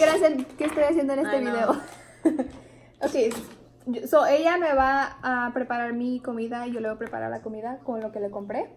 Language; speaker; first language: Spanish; early bilingual, heritage; Spanish